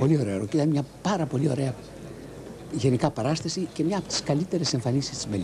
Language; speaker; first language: Greek; native; Greek